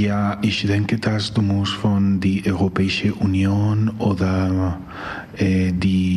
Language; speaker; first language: German; non-native, learner; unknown